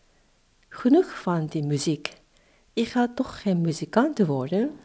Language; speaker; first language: Dutch; non-native, fluent; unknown